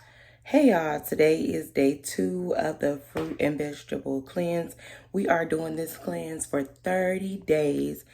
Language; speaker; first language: English; native; English